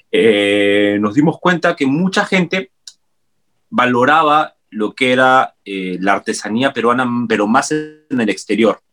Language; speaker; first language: Spanish; native; Spanish